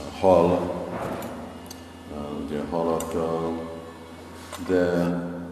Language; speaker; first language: Hungarian; non-native, fluent; English